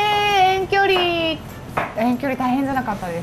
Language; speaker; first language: Japanese; native; Japanese